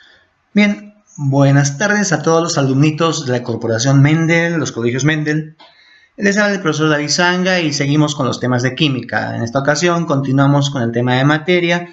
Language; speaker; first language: Spanish; native; Spanish